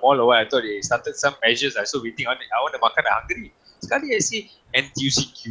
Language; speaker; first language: English; native; English